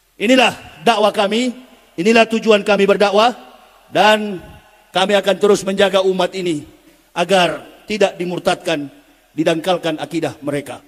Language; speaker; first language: Indonesian; native; Indonesian